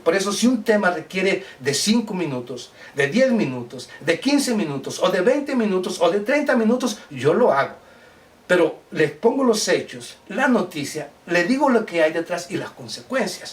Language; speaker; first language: Spanish; native; Spanish